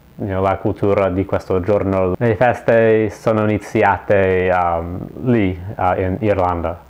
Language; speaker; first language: Italian; non-native, learner; English